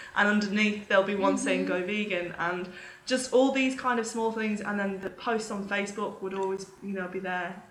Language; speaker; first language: English; native; English